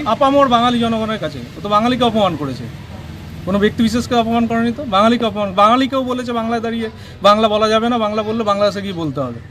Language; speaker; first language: Bangla; native; Bangla